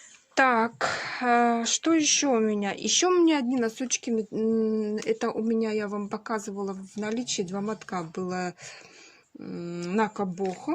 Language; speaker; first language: Russian; native; Russian